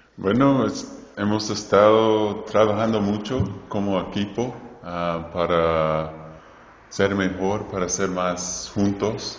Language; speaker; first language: Spanish; non-native, fluent; English